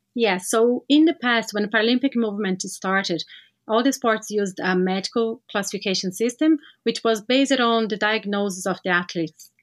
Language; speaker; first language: English; non-native, fluent; Portuguese